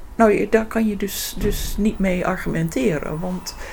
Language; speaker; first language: Dutch; non-native, fluent; English